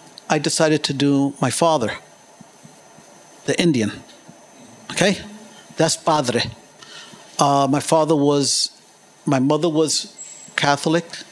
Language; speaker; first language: English; early bilingual, other home language; Spanish